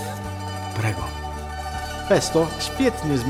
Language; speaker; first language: Polish; non-native, learner; Italian